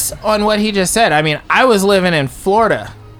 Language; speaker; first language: English; non-native, fluent; French